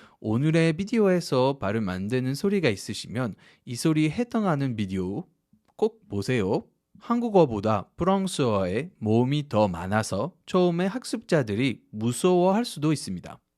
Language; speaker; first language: Korean; non-native, fluent; French